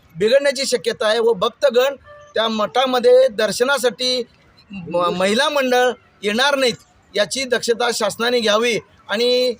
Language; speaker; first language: Marathi; native; Marathi